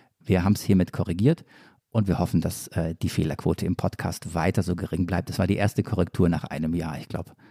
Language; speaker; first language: German; native; German